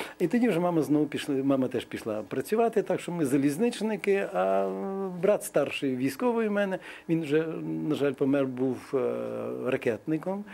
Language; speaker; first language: Ukrainian; non-native, local second language; Russian